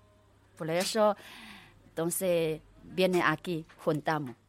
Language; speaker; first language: Spanish; non-native, learner; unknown